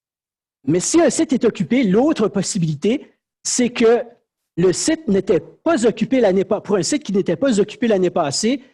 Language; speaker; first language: French; native; French